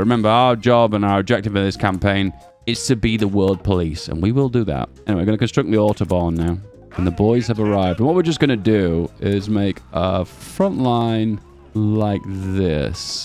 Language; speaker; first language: English; native; English